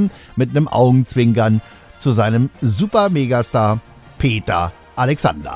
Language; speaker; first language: German; native; German